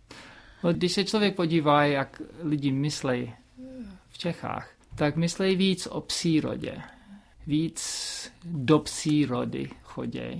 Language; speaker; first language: Czech; early bilingual, heritage; Czech